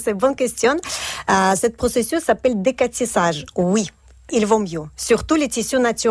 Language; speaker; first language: French; non-native, fluent; Russian